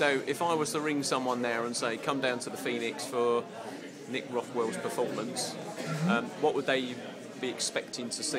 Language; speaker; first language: English; native; English